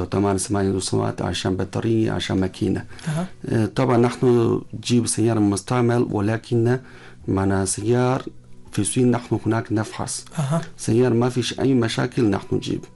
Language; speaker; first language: Arabic; non-native, learner; Chinese